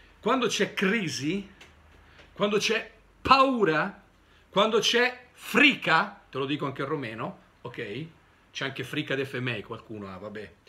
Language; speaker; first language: Italian; native; Italian